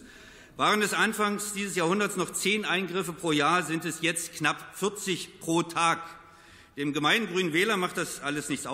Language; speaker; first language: German; native; German